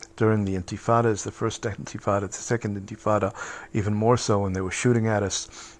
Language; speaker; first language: English; native; English